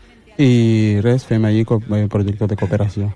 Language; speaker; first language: Catalan; early bilingual, other home language; Wolof